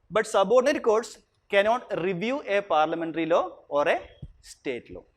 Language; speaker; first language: English; non-native, local second language; Malayalam